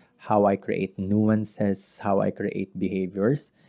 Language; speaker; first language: English; non-native, local second language; Filipino